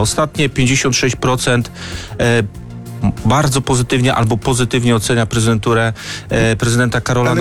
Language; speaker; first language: Polish; native; Polish